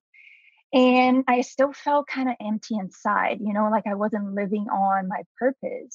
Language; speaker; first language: English; non-native, fluent; Portuguese